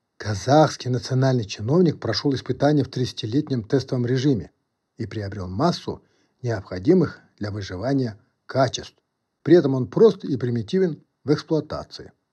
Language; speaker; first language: Russian; non-native, local second language; Kazakh